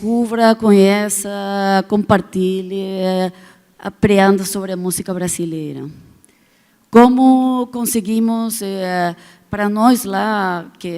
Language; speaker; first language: Portuguese; non-native, fluent; Spanish